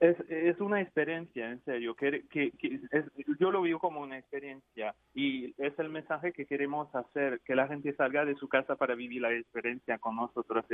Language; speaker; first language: Spanish; non-native, fluent; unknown